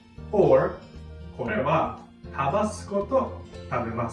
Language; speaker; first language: Japanese; non-native, fluent; Filipino